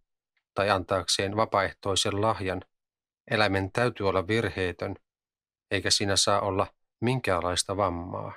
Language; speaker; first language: Finnish; native; Finnish